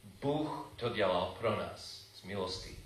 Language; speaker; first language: Czech; non-native, fluent; English